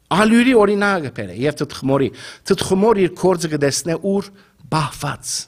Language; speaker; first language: Armenian; native; Armenian